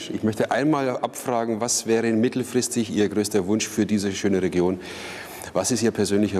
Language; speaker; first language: German; native; German